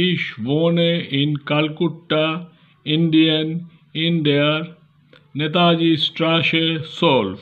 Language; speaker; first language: German; non-native, learner; Bangla